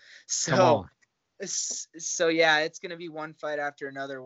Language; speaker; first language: English; native; English